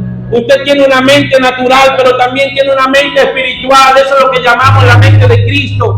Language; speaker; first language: Spanish; native; Spanish